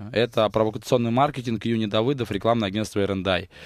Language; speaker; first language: Russian; native; Russian